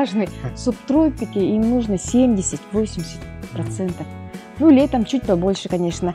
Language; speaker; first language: Russian; native; Russian